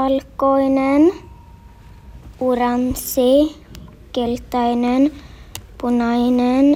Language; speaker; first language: Finnish; non-native, learner; Swedish